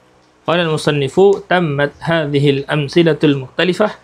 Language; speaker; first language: Arabic; non-native, fluent; Malay